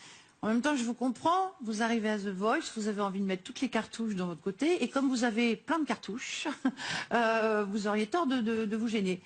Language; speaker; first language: French; native; French